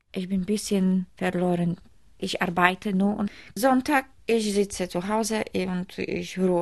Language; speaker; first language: German; non-native, learner; Polish